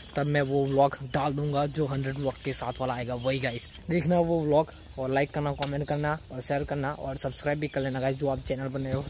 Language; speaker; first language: Hindi; non-native, local second language; Gujarati